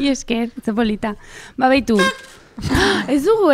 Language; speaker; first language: Basque; native; Basque